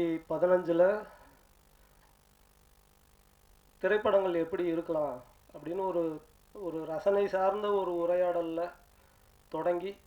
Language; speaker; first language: Tamil; native; Tamil